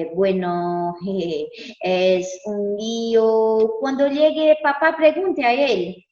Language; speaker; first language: Spanish; non-native, fluent; Portuguese